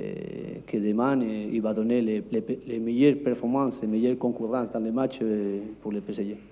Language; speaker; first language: French; non-native, learner; Spanish